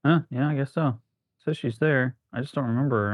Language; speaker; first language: English; native; English